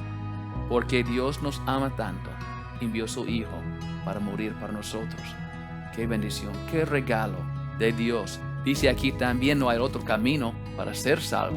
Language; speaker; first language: Spanish; non-native, learner; English